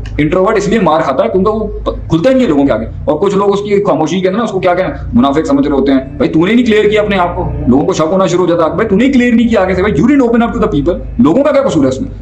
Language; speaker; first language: Urdu; non-native, local second language; Punjabi